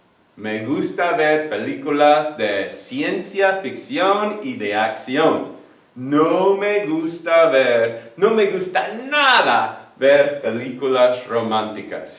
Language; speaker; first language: Spanish; non-native, fluent; English